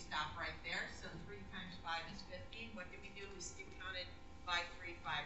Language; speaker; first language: English; native; English